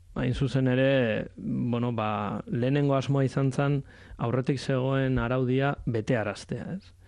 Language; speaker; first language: Basque; native; Basque